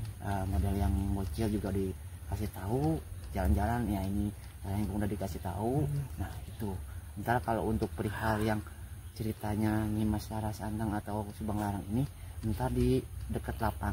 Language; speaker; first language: Indonesian; native; Indonesian